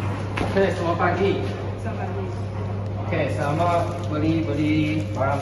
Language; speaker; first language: Indonesian; non-native, local second language; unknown